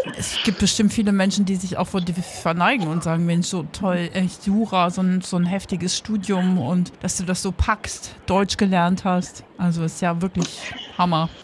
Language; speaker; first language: German; native; German